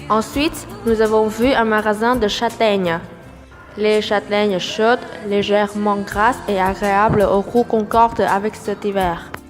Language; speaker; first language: French; non-native, learner; Vietnamese